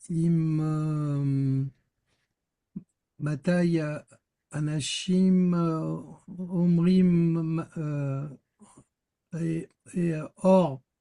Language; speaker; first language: Hebrew; non-native, learner; French